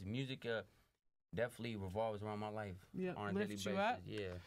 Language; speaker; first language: English; native; English